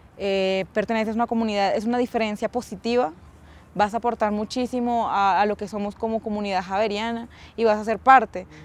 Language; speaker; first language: Spanish; native; Spanish